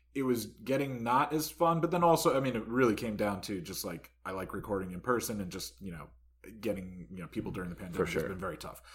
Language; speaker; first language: English; native; English